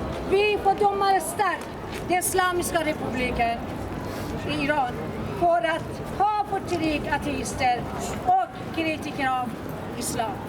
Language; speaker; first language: Swedish; non-native, fluent; Persian